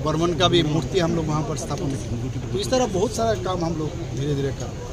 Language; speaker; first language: Hindi; non-native, local second language; Bangla